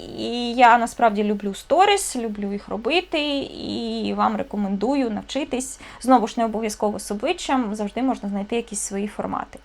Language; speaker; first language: Ukrainian; non-native, local second language; Russian